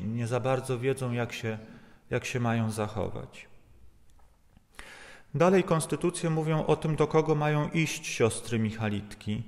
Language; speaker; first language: Polish; native; Polish